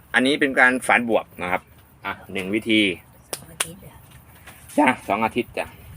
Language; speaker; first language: Thai; non-native, local second language; Northeastern Thai